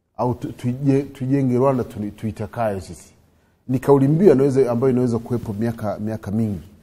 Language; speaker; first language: Swahili; non-native, fluent; Kinyarwanda